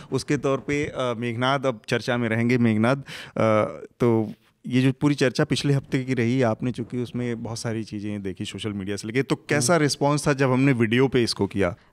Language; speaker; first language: Hindi; native; Hindi